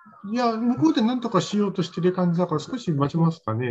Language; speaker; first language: Japanese; native; Japanese